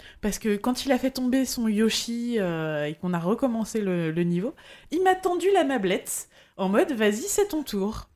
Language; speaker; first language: French; native; French